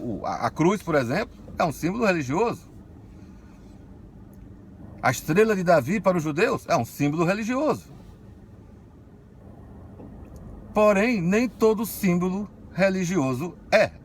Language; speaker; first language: Portuguese; native; Portuguese